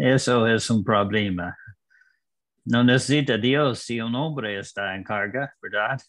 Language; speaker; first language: Spanish; non-native, learner; English